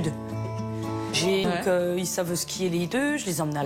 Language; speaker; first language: French; native; French